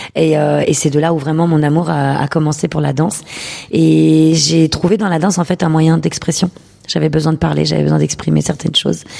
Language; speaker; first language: French; early bilingual, other home language; Urdu